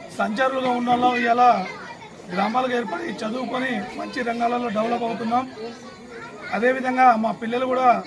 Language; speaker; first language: Telugu; non-native, local second language; Lambadi